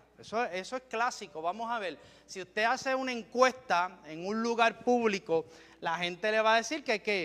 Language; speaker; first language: Spanish; native; Spanish